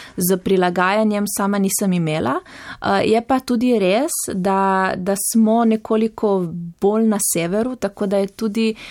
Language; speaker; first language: Slovenian; non-native, local second language; Italian